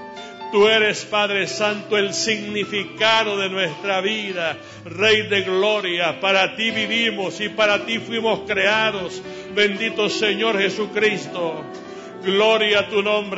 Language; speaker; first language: Spanish; native; Spanish